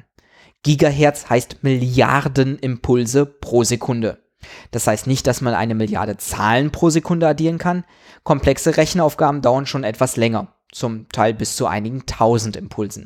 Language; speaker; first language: German; native; German